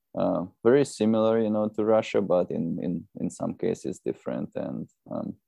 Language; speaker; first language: English; non-native, fluent; Russian